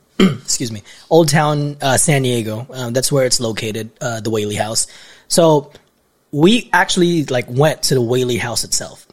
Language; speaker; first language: English; non-native, local second language; Filipino